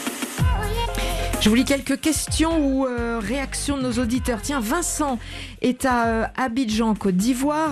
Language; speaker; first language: French; native; French